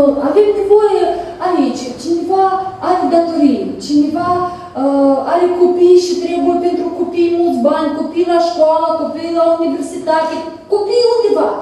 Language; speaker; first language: Romanian; non-native, learner; Russian